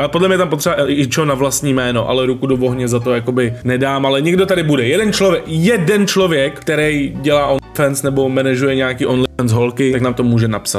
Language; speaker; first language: Czech; native; Czech